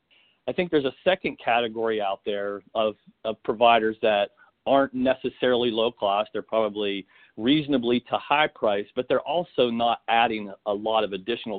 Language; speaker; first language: English; native; English